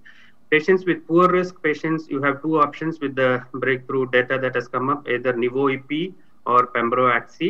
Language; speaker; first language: English; non-native, local second language; Tamil